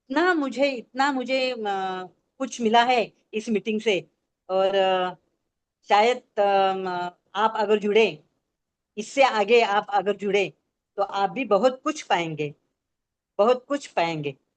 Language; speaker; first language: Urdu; non-native, local second language; Marathi